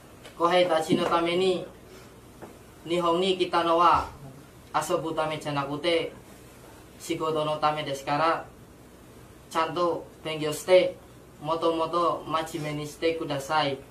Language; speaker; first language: Japanese; non-native, learner; Indonesian